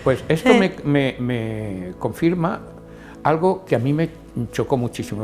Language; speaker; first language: Spanish; native; Spanish